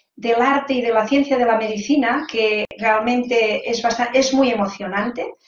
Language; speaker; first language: Spanish; native; Spanish